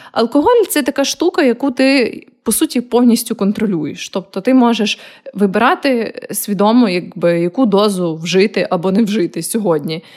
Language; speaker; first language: Ukrainian; native; Ukrainian